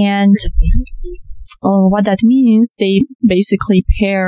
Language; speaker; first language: English; non-native, fluent; Romanian